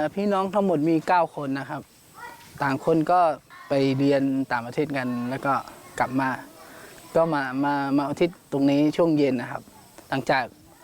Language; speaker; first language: Thai; non-native, local second language; Malay